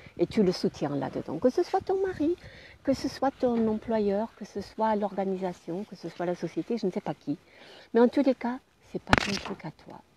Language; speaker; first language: French; non-native, fluent; German